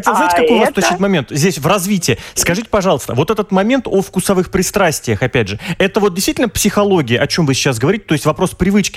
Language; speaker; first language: Russian; native; Russian